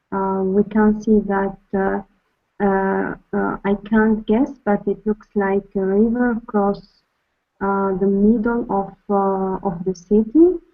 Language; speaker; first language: English; non-native, learner; Arabic